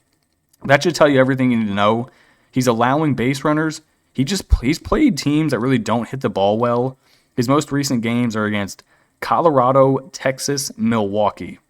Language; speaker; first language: English; native; English